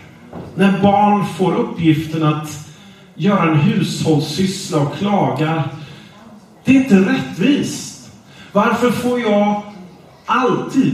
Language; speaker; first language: Swedish; non-native, fluent; English